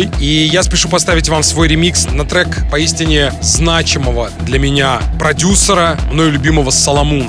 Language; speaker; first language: Russian; native; Russian